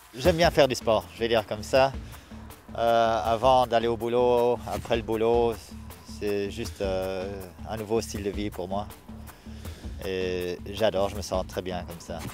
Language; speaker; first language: French; native; French